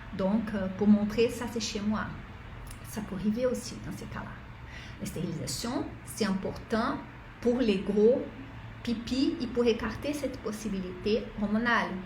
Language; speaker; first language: French; non-native, fluent; Portuguese